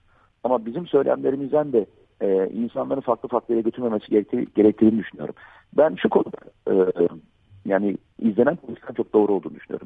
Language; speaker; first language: Turkish; native; Turkish